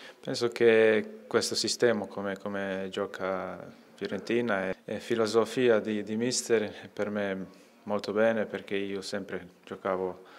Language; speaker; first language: Italian; non-native, learner; Croatian